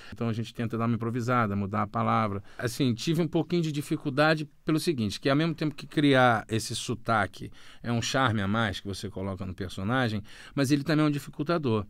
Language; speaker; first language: Portuguese; native; Portuguese